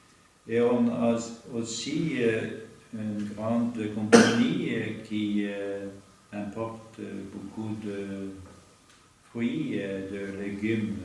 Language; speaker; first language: French; non-native, learner; Norwegian